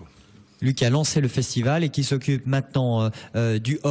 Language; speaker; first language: French; native; French